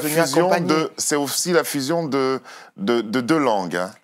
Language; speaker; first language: French; native; French